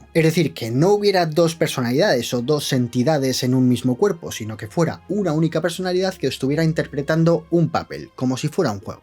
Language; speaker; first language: Spanish; native; Spanish